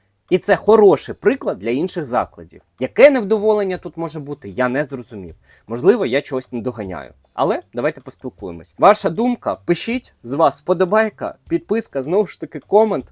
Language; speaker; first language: Ukrainian; native; Ukrainian